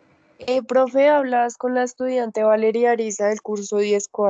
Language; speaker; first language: Spanish; native; Spanish